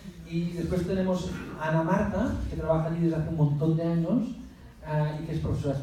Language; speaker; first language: Spanish; native; Spanish